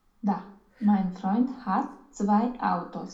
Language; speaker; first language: German; non-native, learner; Romanian